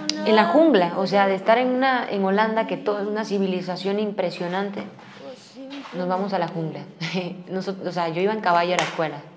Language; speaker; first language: Spanish; early bilingual, other home language; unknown